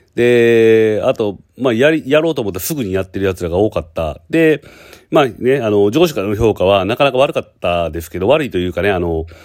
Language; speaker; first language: Japanese; native; Japanese